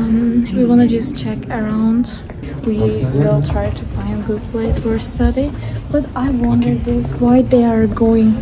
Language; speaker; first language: English; non-native, learner; Turkish